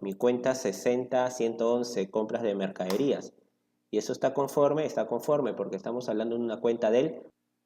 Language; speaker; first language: Spanish; native; Spanish